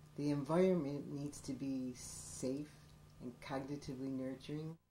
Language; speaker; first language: English; native; English